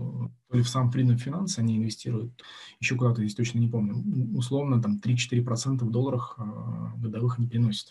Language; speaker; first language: Russian; native; Russian